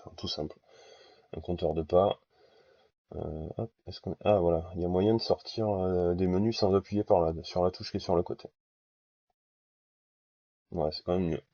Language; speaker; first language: French; native; French